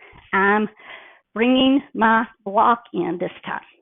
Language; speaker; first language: English; native; English